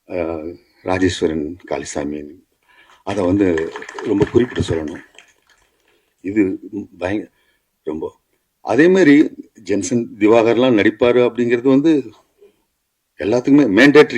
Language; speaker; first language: Tamil; native; Tamil